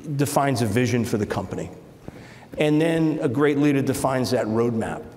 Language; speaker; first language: English; native; English